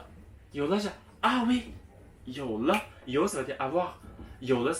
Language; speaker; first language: French; non-native, fluent; Chinese